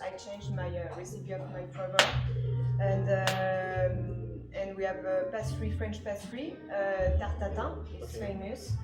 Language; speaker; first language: English; non-native, learner; French